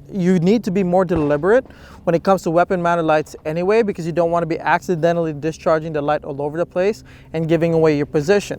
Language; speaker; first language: English; native; English